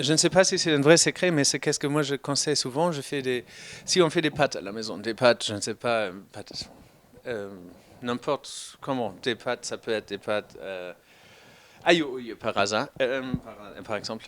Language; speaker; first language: French; non-native, fluent; German